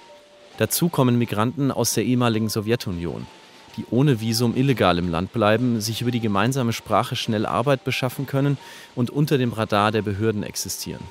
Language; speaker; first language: German; native; German